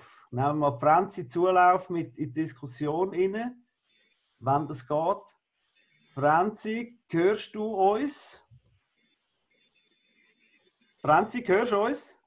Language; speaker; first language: German; native; German